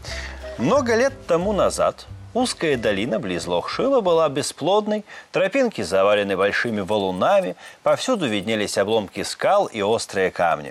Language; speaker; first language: Russian; native; Russian